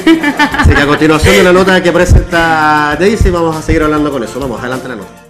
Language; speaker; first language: Spanish; native; Spanish